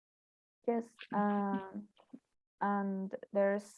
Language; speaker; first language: English; non-native, learner; Spanish